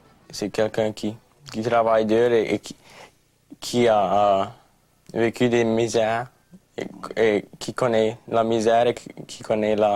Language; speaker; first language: French; non-native, local second language; English